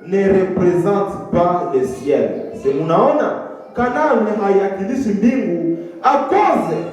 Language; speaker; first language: French; non-native, local second language; Swahili